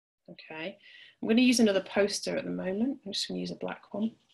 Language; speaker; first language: English; native; English